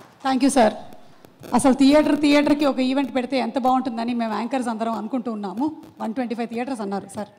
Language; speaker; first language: Telugu; native; Telugu